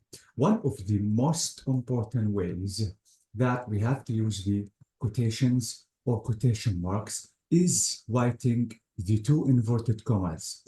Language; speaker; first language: English; non-native, fluent; Arabic